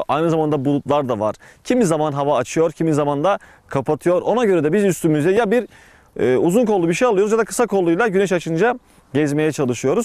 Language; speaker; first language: Turkish; native; Turkish